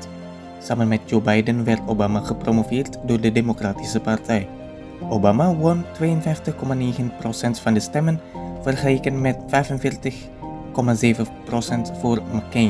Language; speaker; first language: Dutch; non-native, fluent; Indonesian